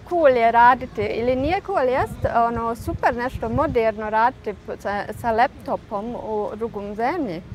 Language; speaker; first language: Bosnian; early bilingual, heritage; Bosnian